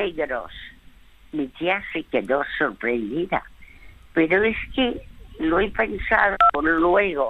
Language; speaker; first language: Spanish; early bilingual, other home language; French